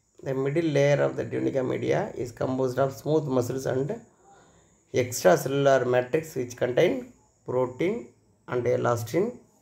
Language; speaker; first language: English; non-native, local second language; Tamil